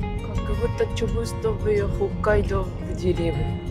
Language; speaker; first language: Russian; non-native, learner; Japanese